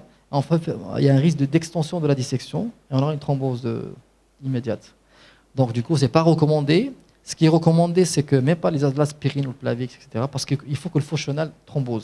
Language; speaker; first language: French; non-native, local second language; Arabic